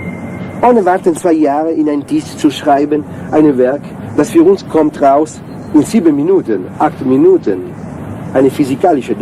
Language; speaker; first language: German; non-native, learner; Italian